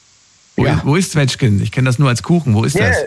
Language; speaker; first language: German; native; German